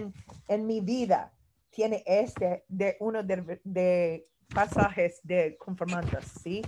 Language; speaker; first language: Spanish; non-native, learner; English